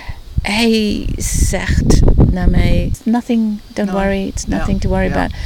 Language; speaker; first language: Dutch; early bilingual, heritage; Dutch